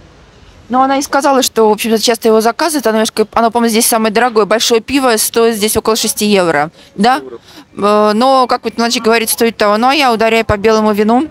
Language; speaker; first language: Russian; native; Russian